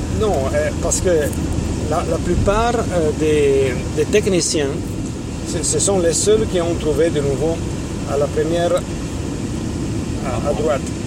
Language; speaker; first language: French; non-native, fluent; Italian